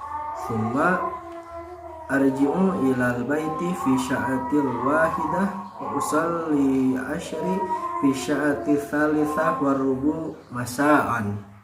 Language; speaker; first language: Arabic; non-native, fluent; Indonesian